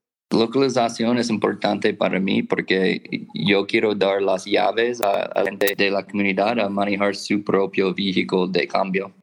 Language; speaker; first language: Spanish; non-native, fluent; English